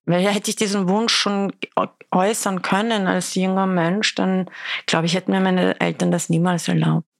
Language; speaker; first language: German; early bilingual, other home language; Persian